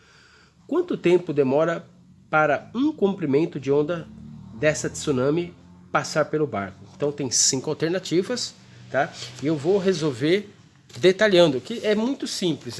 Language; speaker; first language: Portuguese; native; Portuguese